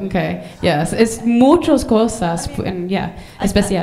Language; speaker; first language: Spanish; non-native, learner; English